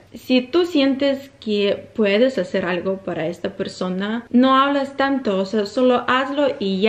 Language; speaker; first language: Spanish; non-native, fluent; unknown